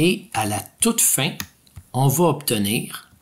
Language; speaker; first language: French; native; French